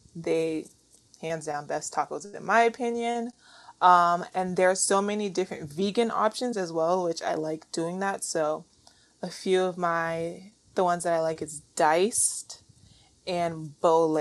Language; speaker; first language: English; native; English